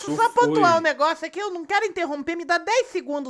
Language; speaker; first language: Portuguese; native; Portuguese